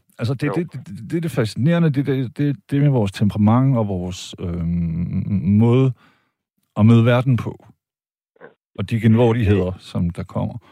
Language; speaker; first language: Danish; native; Danish